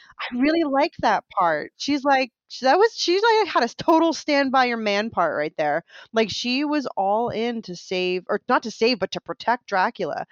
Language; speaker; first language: English; native; English